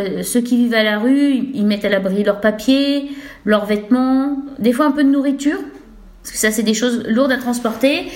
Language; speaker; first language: French; native; French